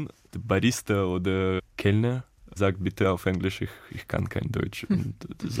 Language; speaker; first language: German; non-native, fluent; Russian